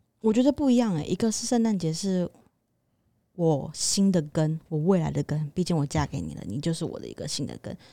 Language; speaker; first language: Chinese; native; Chinese